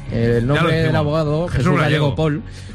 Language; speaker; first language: Spanish; native; Spanish